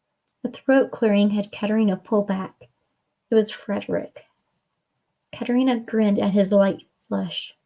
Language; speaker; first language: English; native; English